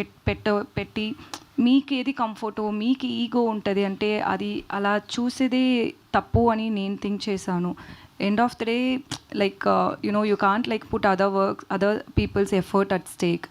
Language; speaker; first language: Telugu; non-native, learner; Tamil